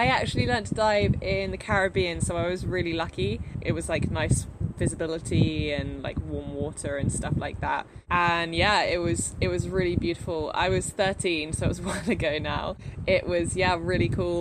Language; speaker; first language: English; native; English